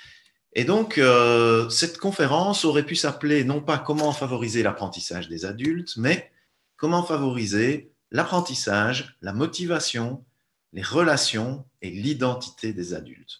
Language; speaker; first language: French; native; French